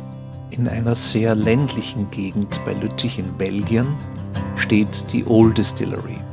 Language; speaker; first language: German; native; German